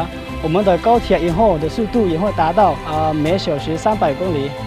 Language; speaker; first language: Chinese; non-native, learner; Lao